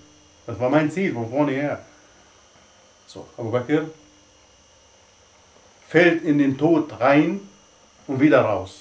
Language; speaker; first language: German; non-native, fluent; Arabic